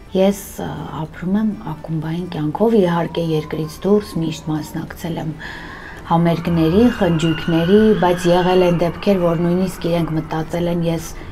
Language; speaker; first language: Armenian; native; Armenian